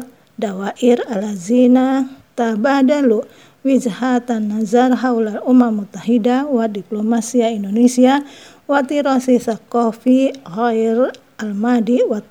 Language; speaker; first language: Arabic; non-native, fluent; Indonesian